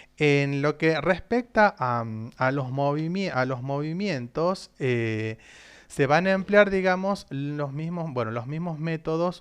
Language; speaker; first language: Spanish; native; Spanish